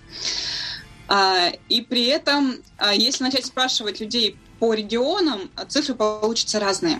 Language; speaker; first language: Russian; native; Russian